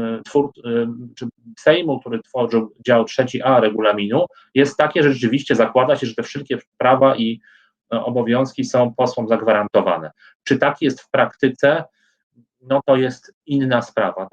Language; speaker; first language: Polish; native; Polish